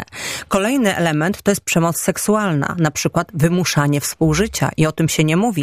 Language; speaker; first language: Polish; native; Polish